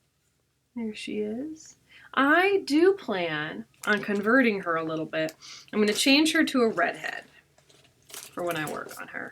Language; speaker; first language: English; native; English